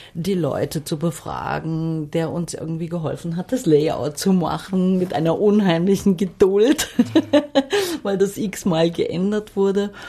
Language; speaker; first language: German; non-native, fluent; Arabic